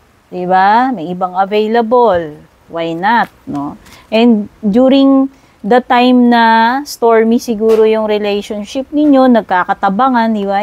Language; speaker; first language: Filipino; native; Filipino